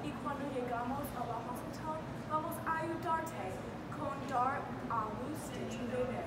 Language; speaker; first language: Spanish; non-native, learner; English